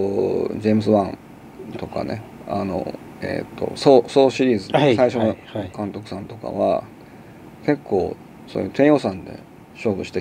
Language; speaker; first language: Japanese; native; Japanese